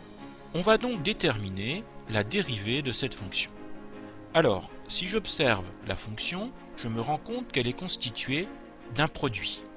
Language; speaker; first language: French; native; French